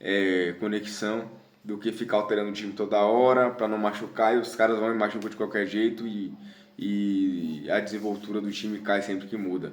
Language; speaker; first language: Portuguese; native; Portuguese